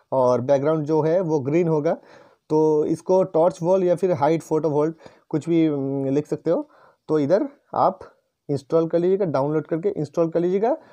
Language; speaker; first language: Hindi; non-native, local second language; Bangla